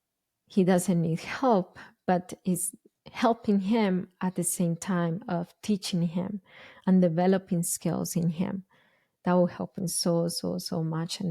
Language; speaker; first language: English; non-native, fluent; Spanish